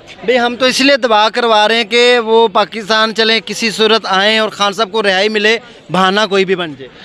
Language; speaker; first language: Urdu; non-native, local second language; Punjabi